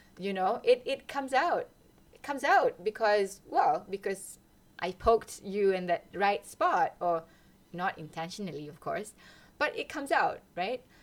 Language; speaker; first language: English; non-native, local second language; Malay